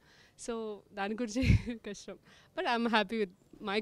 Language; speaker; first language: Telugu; non-native, learner; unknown